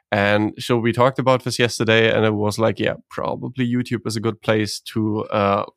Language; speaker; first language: English; non-native, fluent; Croatian